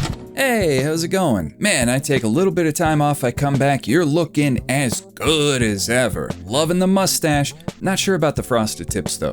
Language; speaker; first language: English; native; English